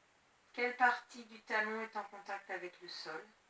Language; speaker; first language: French; native; French